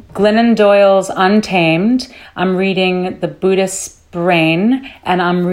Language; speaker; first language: English; early bilingual, other home language; Dutch